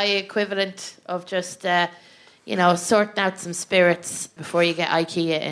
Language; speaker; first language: English; native; English